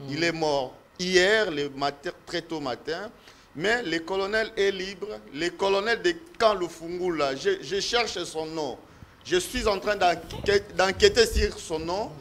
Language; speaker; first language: French; native; French